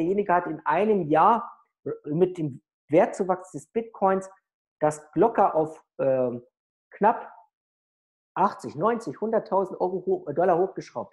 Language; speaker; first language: German; native; German